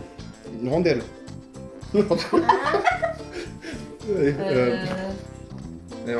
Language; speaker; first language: French; native; French